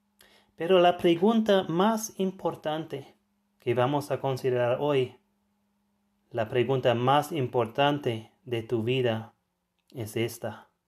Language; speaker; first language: Spanish; non-native, fluent; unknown